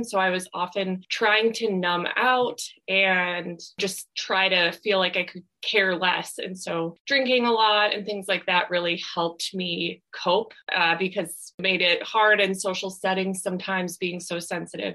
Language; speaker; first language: English; native; English